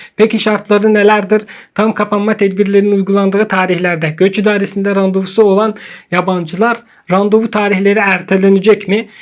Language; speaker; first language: Turkish; native; Turkish